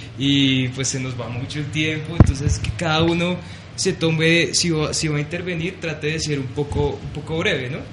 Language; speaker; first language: Spanish; native; Spanish